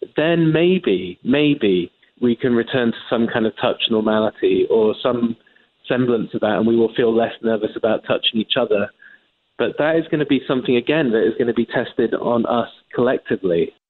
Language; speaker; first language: English; native; English